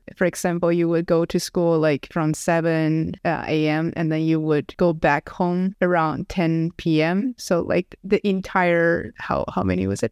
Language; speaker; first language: English; non-native, fluent; Chinese